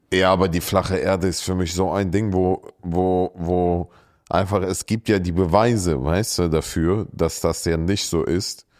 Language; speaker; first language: German; early bilingual, other home language; Russian